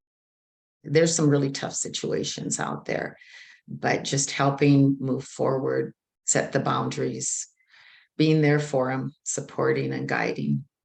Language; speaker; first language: English; native; English